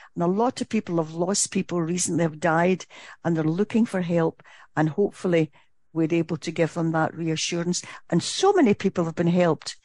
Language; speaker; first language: English; native; English